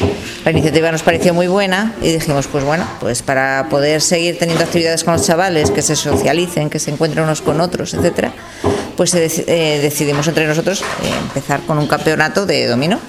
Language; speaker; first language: Spanish; native; Spanish